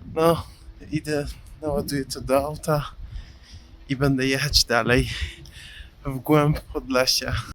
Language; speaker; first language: Polish; non-native, fluent; Persian